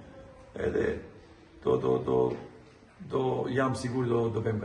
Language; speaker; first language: Albanian; non-native, fluent; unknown